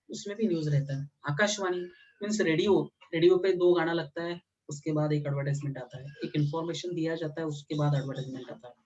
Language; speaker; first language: Hindi; non-native, local second language; Marathi